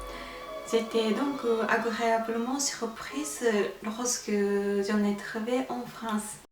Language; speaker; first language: French; non-native, fluent; Japanese